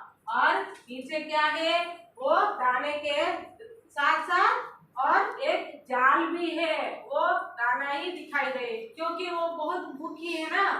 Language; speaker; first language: Hindi; non-native, local second language; Telugu